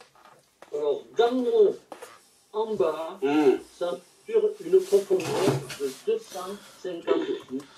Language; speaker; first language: French; native; French